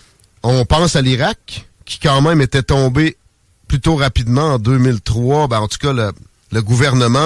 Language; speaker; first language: French; native; French